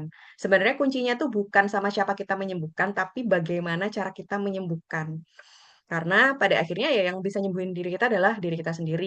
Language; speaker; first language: Indonesian; native; Indonesian